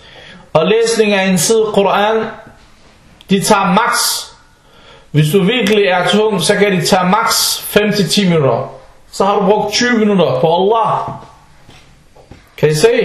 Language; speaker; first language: Danish; non-native, fluent; Arabic